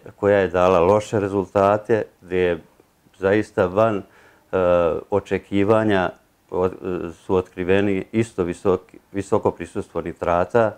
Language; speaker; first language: Serbian; native; Serbian